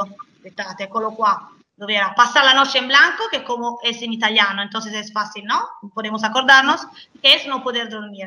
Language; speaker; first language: Italian; native; Italian